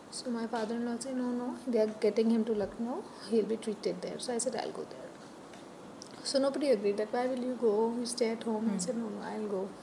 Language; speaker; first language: English; non-native, local second language; Hindi